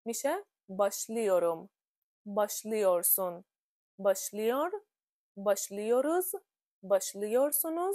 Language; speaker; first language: Turkish; non-native, fluent; Persian